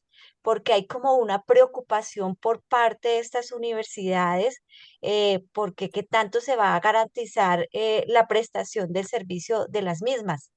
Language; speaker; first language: Spanish; native; Spanish